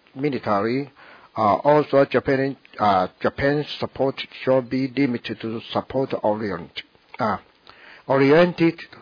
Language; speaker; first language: English; non-native, fluent; Min Nan Chinese